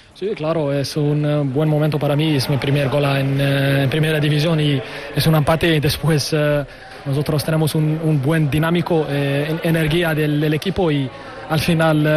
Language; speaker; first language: Spanish; non-native, learner; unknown